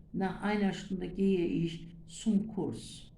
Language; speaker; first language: German; non-native, fluent; Turkish